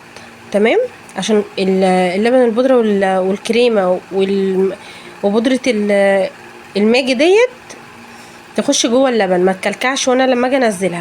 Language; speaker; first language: Arabic; native; Arabic